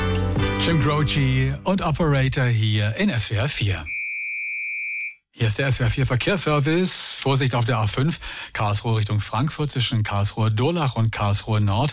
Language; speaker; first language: German; native; German